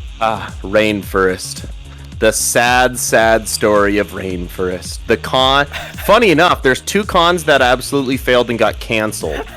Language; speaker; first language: English; native; English